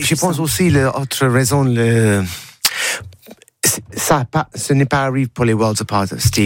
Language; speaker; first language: French; non-native, learner; English